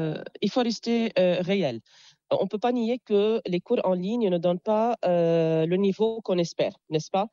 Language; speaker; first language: French; non-native, local second language; Arabic